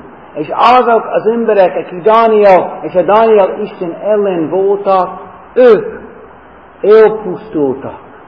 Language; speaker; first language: Hungarian; non-native, fluent; English